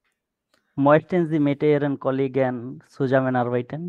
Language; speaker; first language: German; non-native, learner; Bangla